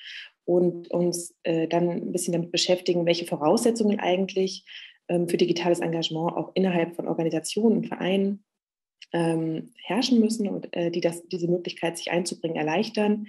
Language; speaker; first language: German; native; German